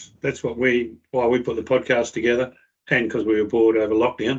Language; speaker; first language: English; native; English